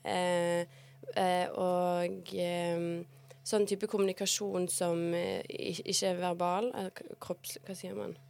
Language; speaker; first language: Norwegian; early bilingual, other home language; Bosnian